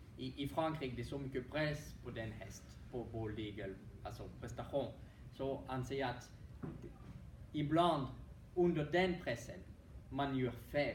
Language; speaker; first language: Swedish; non-native, fluent; French